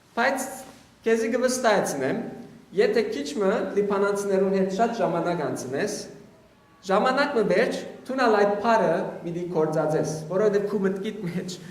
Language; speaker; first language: Armenian; early bilingual, heritage; Armenian